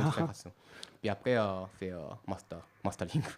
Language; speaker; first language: French; non-native, learner; Japanese